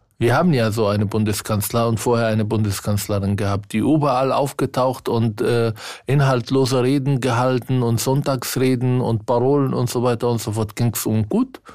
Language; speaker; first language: German; non-native, fluent; Arabic